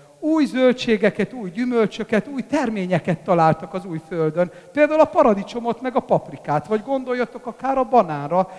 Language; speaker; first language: Hungarian; native; Hungarian